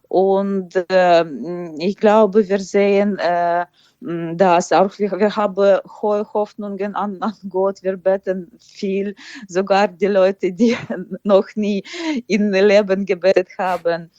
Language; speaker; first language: German; non-native, fluent; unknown